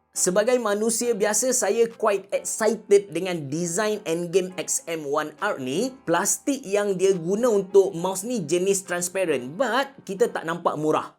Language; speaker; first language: Malay; native; Malay